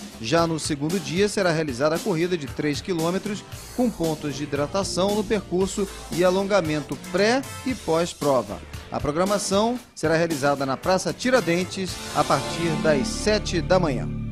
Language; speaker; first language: Portuguese; native; Portuguese